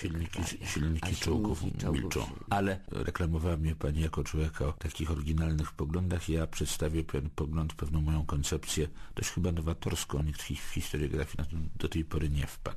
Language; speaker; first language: Polish; native; Polish